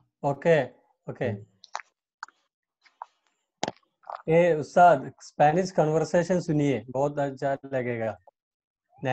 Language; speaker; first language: English; non-native, local second language; Hindi